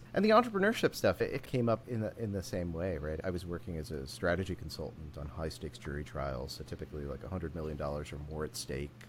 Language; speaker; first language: English; native; English